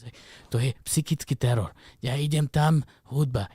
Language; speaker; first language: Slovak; non-native, learner; English